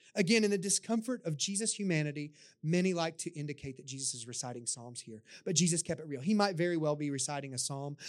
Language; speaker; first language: English; native; English